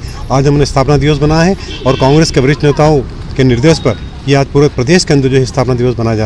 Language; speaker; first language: Hindi; native; Hindi